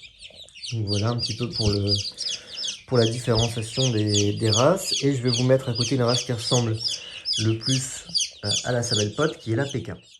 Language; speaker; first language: French; native; French